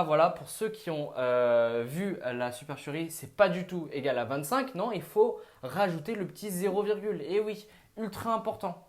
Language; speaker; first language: French; native; French